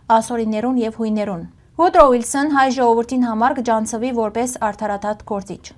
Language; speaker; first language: Armenian; early bilingual, heritage; Armenian